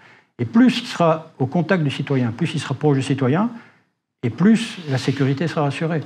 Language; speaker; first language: French; native; French